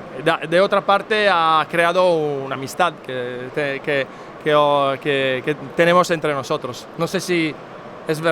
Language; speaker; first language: Spanish; non-native, fluent; Italian